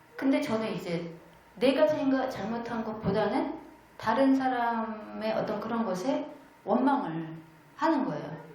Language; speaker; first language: Korean; native; Korean